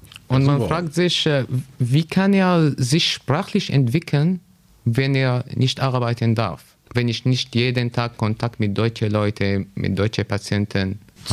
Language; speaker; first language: German; non-native, learner; Arabic